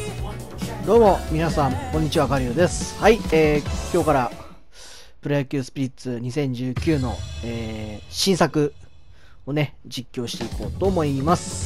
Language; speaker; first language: Japanese; native; Japanese